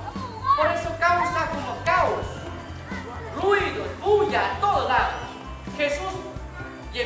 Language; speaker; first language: Spanish; non-native, fluent; Vietnamese